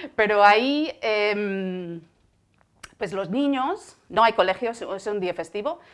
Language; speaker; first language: Spanish; non-native, fluent; English